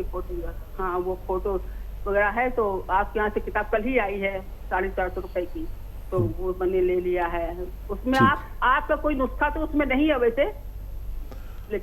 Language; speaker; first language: Hindi; native; Hindi